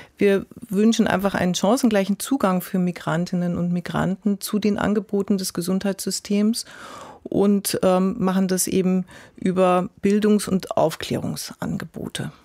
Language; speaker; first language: German; native; German